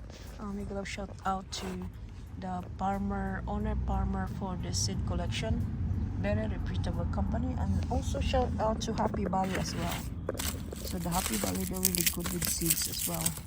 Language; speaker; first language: English; non-native, fluent; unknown